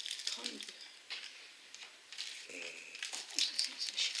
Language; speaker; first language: French; native; French